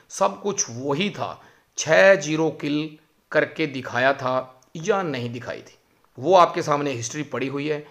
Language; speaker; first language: Hindi; native; Hindi